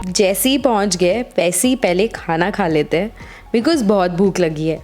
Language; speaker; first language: Hindi; native; Hindi